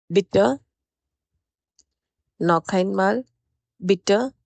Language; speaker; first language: German; non-native, fluent; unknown